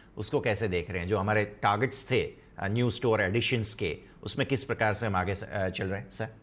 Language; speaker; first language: Hindi; non-native, local second language; Gujarati